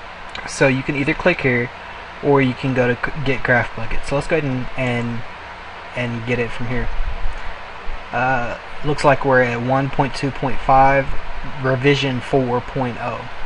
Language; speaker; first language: English; native; English